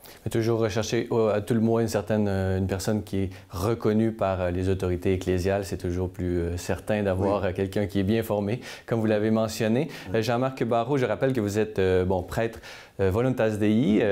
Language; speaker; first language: French; native; French